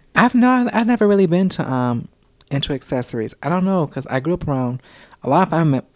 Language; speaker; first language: English; native; English